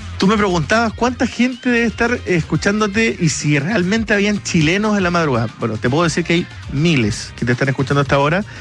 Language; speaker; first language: Spanish; native; Spanish